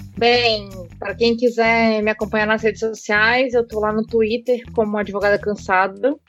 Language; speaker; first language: Portuguese; native; Portuguese